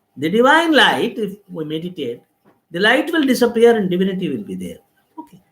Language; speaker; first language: English; non-native, local second language; Telugu